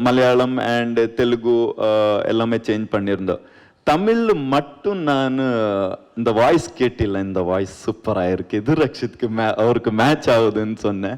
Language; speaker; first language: Tamil; non-native, learner; Kannada